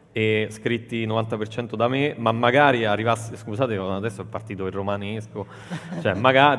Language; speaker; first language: Italian; native; Italian